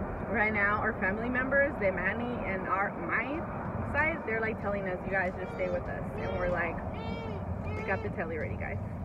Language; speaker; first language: English; early bilingual, other home language; Spanish